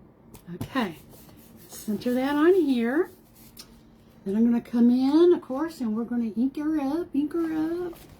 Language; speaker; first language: English; native; English